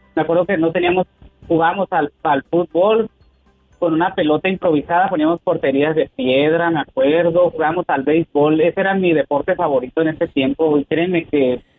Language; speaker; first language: Spanish; native; Spanish